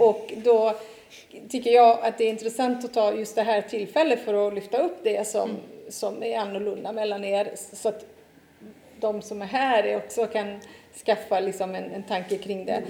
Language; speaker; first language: Swedish; non-native, fluent; Italian